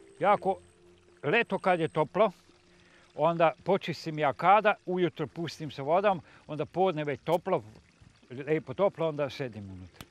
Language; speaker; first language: Serbian; non-native, local second language; Hungarian